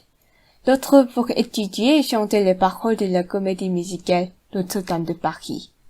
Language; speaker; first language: French; non-native, fluent; Korean